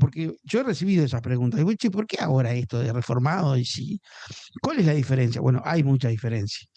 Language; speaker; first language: Spanish; native; Spanish